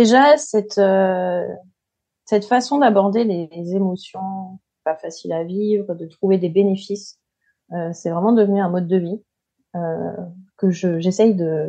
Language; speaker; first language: French; native; French